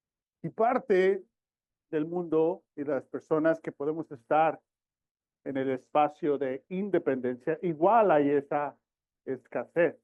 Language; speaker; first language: Spanish; early bilingual, heritage; Spanish